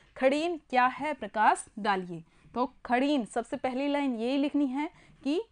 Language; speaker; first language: Hindi; native; Hindi